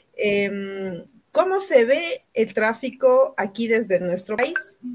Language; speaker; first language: Spanish; native; Spanish